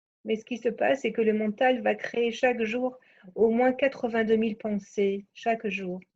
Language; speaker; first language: French; native; French